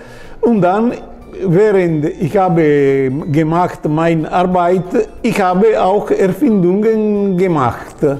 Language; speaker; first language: German; non-native, learner; Italian